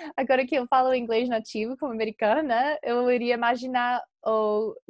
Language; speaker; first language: Portuguese; non-native, fluent; English